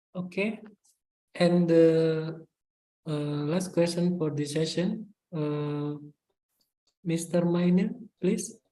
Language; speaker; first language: English; non-native, fluent; Indonesian